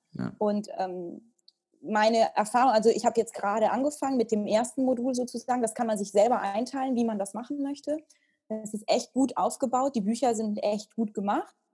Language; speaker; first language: German; early bilingual, heritage; Italian